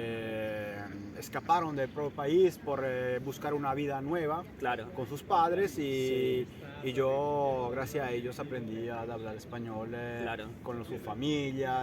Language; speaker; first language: Spanish; non-native, fluent; Italian